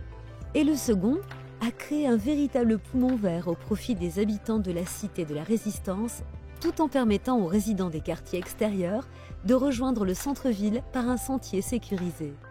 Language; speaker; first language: French; native; French